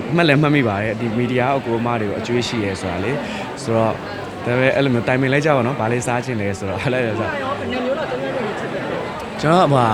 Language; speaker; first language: Burmese; native; Burmese